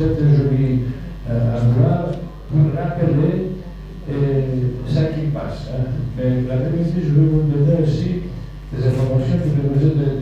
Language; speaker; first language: French; non-native, learner; Greek